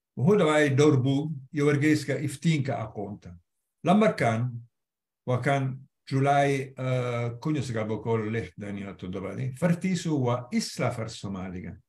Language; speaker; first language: Somali; non-native, fluent; Italian